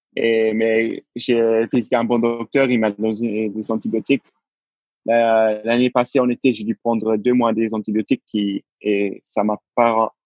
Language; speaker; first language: French; non-native, local second language; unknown